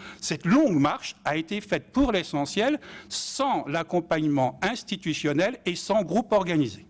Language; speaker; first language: French; native; French